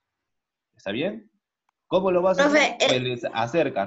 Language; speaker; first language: Spanish; native; Spanish